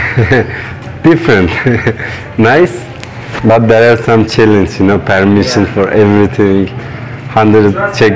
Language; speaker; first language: English; non-native, learner; Turkish